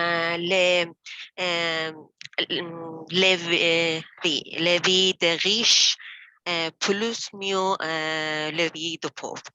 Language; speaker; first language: French; non-native, learner; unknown